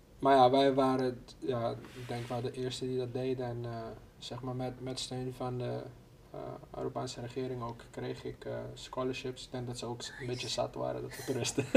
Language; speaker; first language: Dutch; non-native, local second language; Papiamento